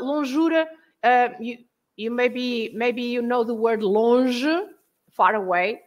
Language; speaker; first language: English; non-native, fluent; Portuguese